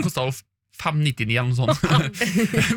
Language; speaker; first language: Norwegian; native; Norwegian